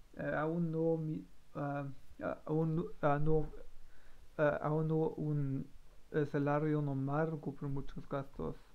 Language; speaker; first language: Spanish; non-native, learner; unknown